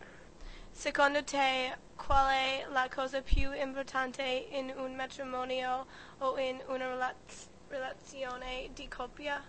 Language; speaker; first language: Italian; non-native, learner; English